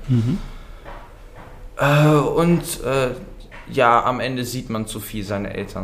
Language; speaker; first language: German; early bilingual, other home language; Dutch